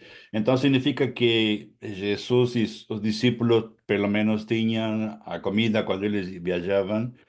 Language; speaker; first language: Portuguese; non-native, fluent; Spanish